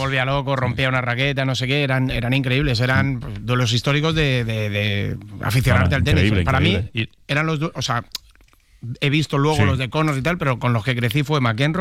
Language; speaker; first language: Spanish; native; Spanish